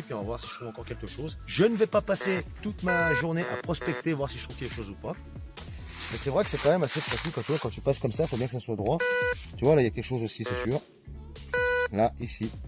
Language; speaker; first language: French; native; French